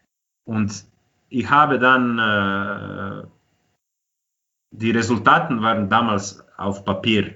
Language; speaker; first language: German; non-native, fluent; Croatian